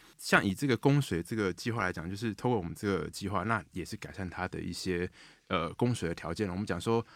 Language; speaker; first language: Chinese; native; Chinese